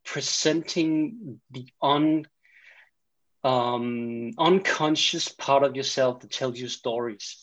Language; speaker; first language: English; non-native, fluent; Danish